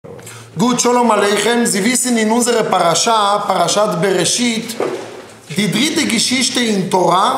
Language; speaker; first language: German; non-native, fluent; Hebrew